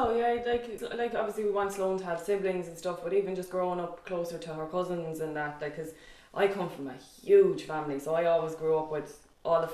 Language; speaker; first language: English; native; English